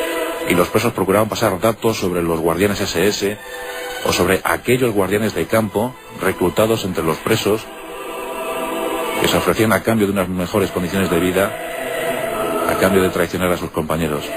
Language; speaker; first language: Spanish; native; Spanish